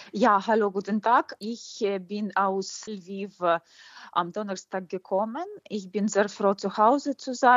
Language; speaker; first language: German; non-native, fluent; Ukrainian